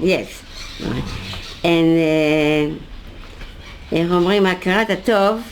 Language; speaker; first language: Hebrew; non-native, fluent; Dutch